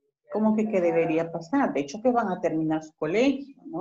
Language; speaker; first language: Spanish; native; Spanish